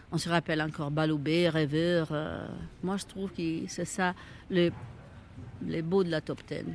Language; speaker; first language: French; non-native, fluent; Italian